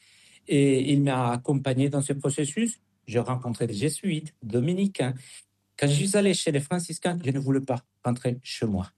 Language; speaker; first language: French; non-native, fluent; Spanish